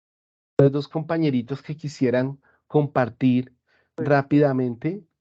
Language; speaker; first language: Spanish; native; Spanish